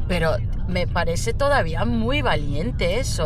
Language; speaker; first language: Spanish; early bilingual, heritage; English